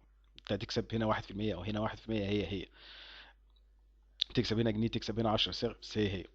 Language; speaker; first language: Arabic; native; Arabic